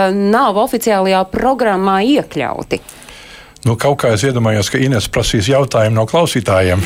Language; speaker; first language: Latvian; early bilingual, heritage; Latvian